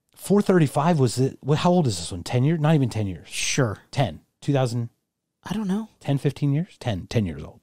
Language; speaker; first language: English; native; English